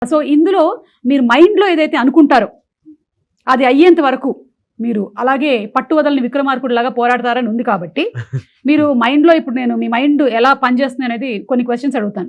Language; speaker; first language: Telugu; native; Telugu